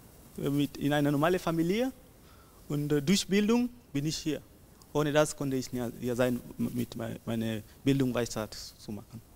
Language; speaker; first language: German; non-native, learner; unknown